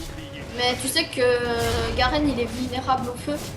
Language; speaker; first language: French; native; French